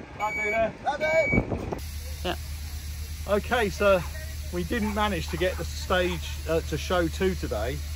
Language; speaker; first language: English; native; English